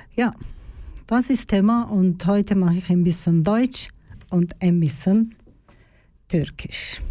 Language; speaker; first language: German; non-native, learner; Turkish